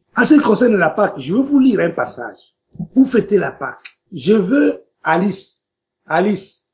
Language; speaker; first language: French; non-native, local second language; Lingala